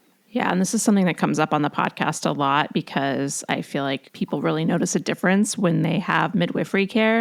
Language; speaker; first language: English; native; English